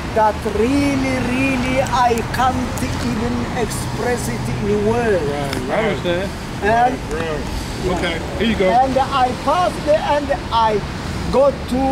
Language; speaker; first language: English; non-native, learner; Amharic